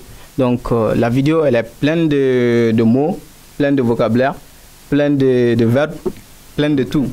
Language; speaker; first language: French; non-native, local second language; Bambara